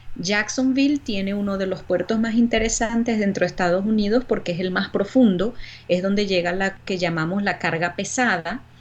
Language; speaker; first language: Spanish; native; Spanish